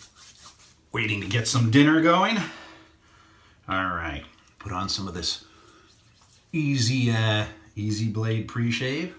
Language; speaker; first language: English; native; English